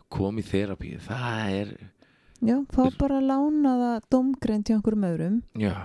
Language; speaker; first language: Icelandic; native; Icelandic